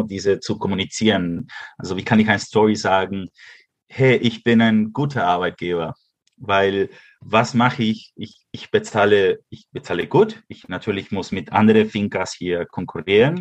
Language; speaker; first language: German; early bilingual, heritage; Spanish